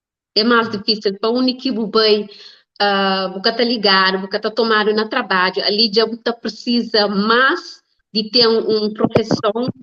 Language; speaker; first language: Portuguese; non-native, learner; Kabuverdianu